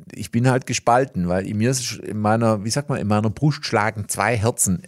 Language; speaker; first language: German; native; German